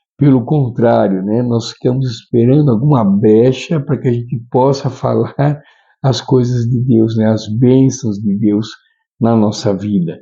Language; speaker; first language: Portuguese; native; Portuguese